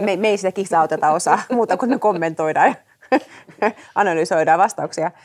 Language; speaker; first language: Finnish; early bilingual, other home language; Hebrew